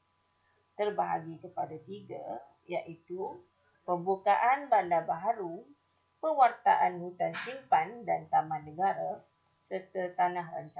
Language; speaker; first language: Malay; native; Malay